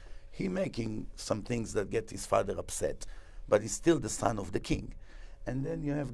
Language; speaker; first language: English; non-native, fluent; Hebrew